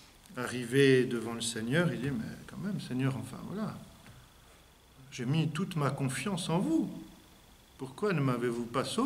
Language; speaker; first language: French; native; French